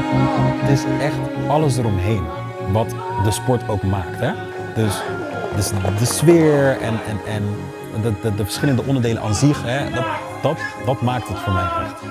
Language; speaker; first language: Dutch; native; Dutch